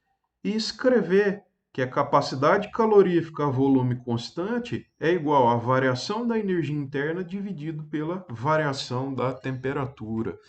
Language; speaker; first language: Portuguese; native; Portuguese